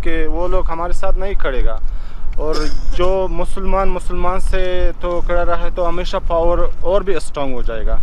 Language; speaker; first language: Hindi; non-native, learner; Pashto